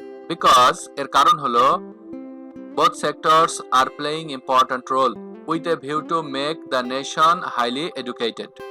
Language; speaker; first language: English; non-native, local second language; Bangla